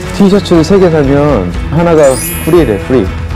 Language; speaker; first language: Korean; native; Korean